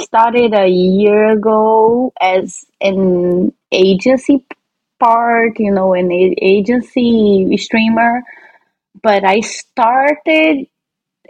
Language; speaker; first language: English; non-native, fluent; Portuguese